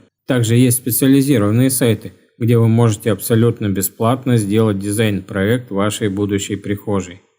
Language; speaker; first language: Russian; native; Russian